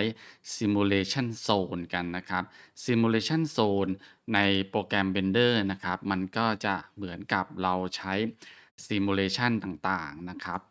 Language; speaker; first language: Thai; native; Thai